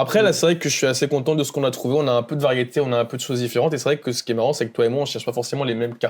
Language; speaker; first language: French; native; French